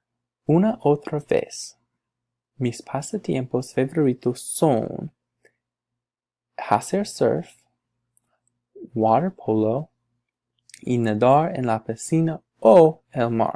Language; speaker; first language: Spanish; non-native, learner; English